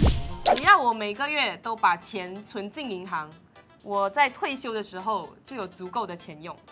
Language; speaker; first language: Chinese; native; Chinese